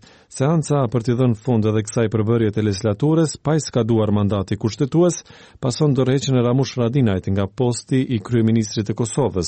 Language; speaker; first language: Albanian; native; Albanian